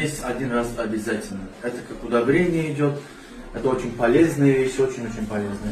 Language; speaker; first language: Russian; non-native, learner; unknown